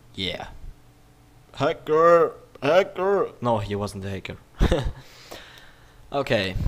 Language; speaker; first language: English; non-native, learner; German